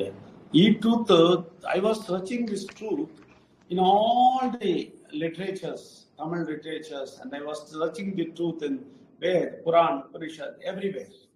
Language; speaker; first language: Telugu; non-native, learner; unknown